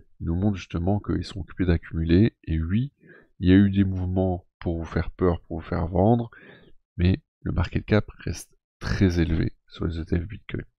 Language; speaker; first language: French; native; French